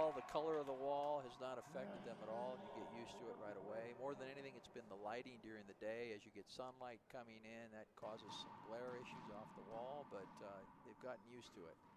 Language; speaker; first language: English; native; English